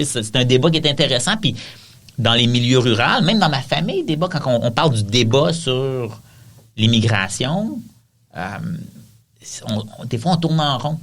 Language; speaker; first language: French; native; French